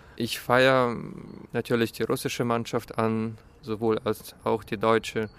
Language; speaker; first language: German; early bilingual, other home language; Russian